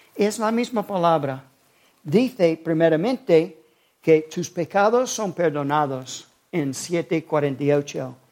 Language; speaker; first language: Spanish; non-native, fluent; English